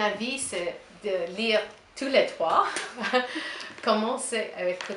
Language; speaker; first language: French; non-native, learner; English